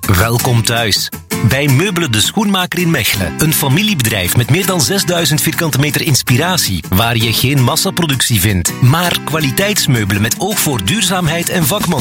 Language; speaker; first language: Dutch; native; Dutch